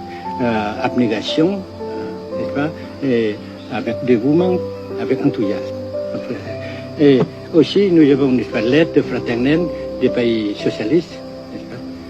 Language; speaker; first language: French; non-native, fluent; Vietnamese